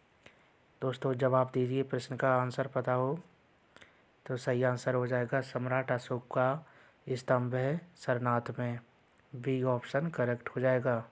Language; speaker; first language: Hindi; native; Hindi